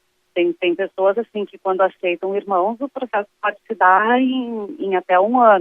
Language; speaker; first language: Portuguese; native; Portuguese